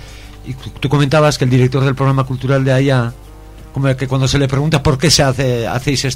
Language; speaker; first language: Spanish; native; Spanish